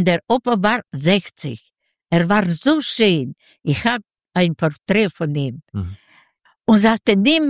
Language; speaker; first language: German; non-native, learner; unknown